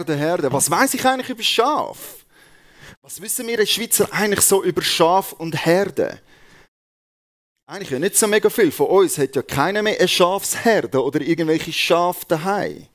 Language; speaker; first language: German; native; German